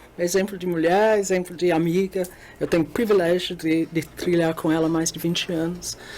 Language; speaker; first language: Portuguese; non-native, fluent; English